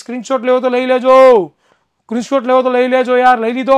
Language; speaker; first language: Hindi; non-native, local second language; Gujarati